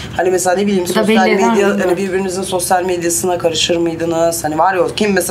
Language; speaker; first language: Turkish; native; Turkish